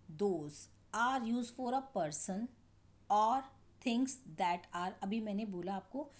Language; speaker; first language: Hindi; native; Hindi